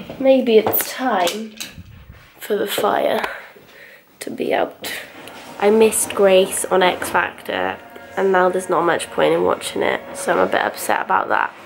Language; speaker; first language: English; native; English